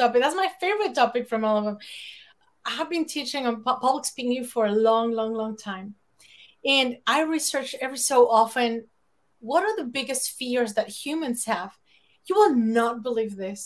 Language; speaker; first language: English; non-native, fluent; Spanish